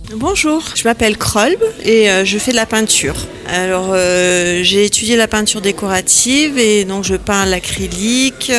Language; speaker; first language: French; native; French